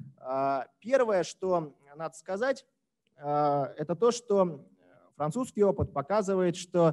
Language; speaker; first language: Russian; native; Russian